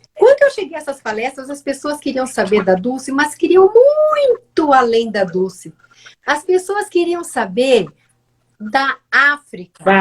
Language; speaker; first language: Portuguese; native; Portuguese